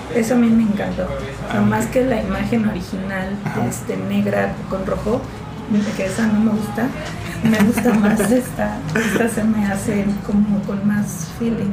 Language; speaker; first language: Spanish; native; Spanish